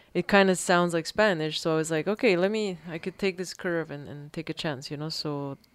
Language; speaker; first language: English; early bilingual, other home language; Spanish